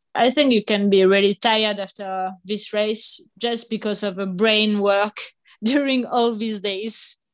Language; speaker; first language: English; non-native, fluent; French